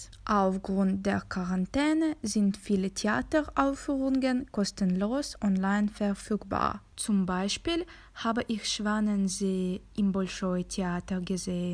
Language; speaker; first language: German; non-native, fluent; Russian